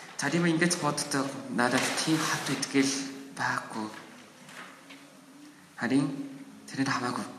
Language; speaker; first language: Mongolian; non-native, learner; Korean